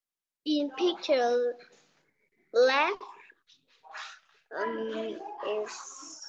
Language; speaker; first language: English; non-native, learner; Vietnamese